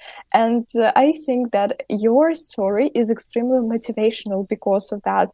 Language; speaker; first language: English; non-native, fluent; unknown